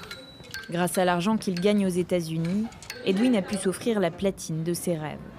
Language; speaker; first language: French; native; French